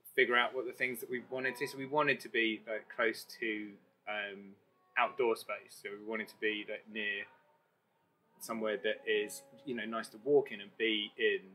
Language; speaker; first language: English; native; English